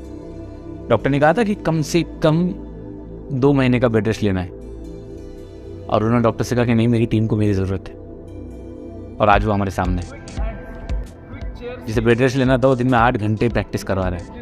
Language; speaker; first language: Hindi; native; Hindi